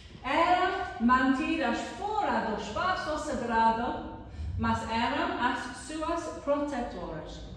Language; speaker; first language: Portuguese; non-native, learner; English